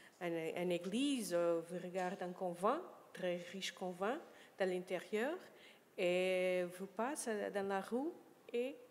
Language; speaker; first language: French; non-native, learner; Portuguese